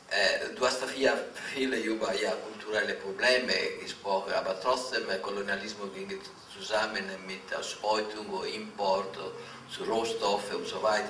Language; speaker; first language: German; non-native, fluent; Italian